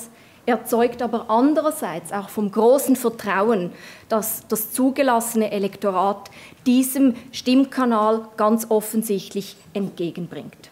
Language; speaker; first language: German; native; German